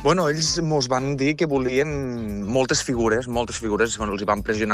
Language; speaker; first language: Catalan; native; Catalan